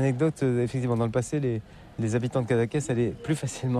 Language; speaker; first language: French; native; French